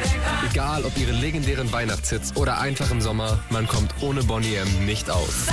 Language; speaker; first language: German; native; German